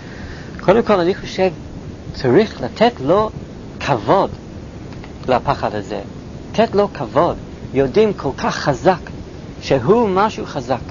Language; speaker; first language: Hebrew; non-native, fluent; English